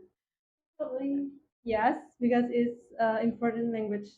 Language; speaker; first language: English; non-native, learner; Indonesian